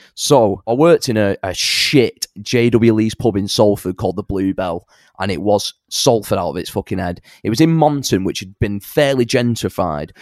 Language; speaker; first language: English; native; English